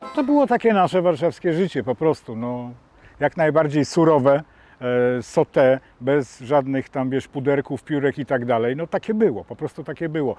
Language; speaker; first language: Polish; native; Polish